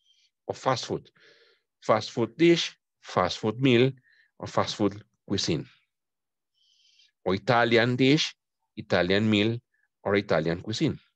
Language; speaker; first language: English; non-native, fluent; Spanish